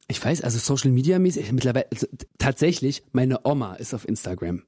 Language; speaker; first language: German; early bilingual, other home language; Russian